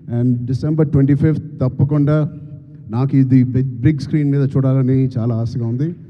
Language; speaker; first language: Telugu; native; Telugu